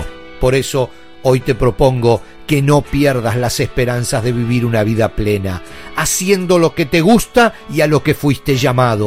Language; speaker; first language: Spanish; native; Spanish